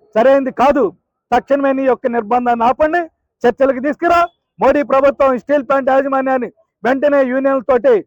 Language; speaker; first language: Telugu; native; Telugu